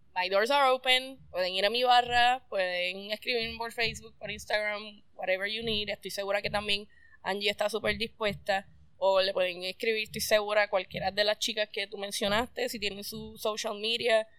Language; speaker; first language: Spanish; native; Spanish